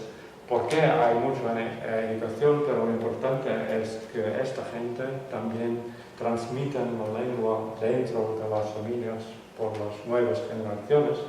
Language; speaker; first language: Spanish; non-native, fluent; Western Frisian